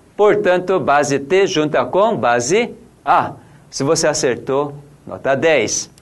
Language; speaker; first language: Portuguese; non-native, fluent; Korean